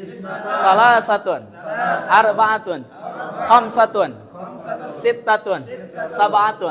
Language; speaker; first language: Arabic; non-native, fluent; Sundanese